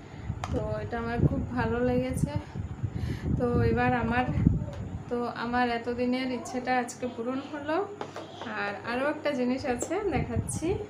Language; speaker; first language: Bangla; native; Bangla